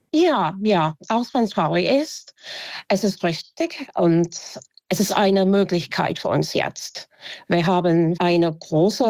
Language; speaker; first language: German; non-native, fluent; English